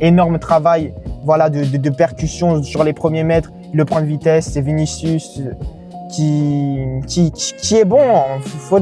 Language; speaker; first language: French; native; French